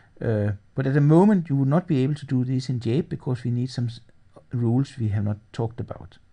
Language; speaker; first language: English; non-native, fluent; Danish